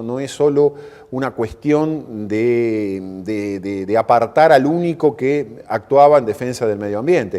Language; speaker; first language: Spanish; native; Spanish